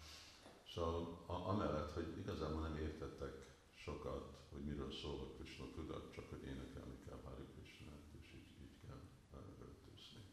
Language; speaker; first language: Hungarian; early bilingual, heritage; Hungarian